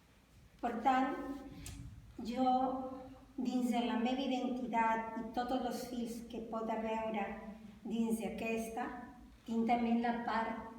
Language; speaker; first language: Catalan; non-native, fluent; Spanish